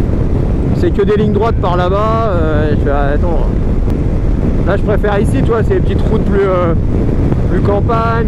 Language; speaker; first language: French; native; French